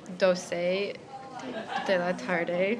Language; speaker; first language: Spanish; non-native, learner; English